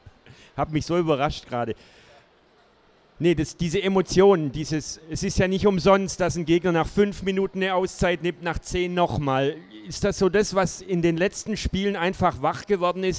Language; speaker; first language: German; native; German